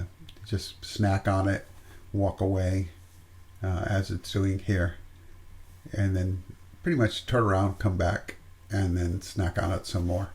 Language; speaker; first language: English; native; English